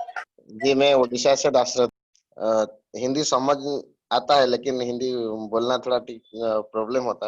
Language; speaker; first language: Hindi; non-native, local second language; Odia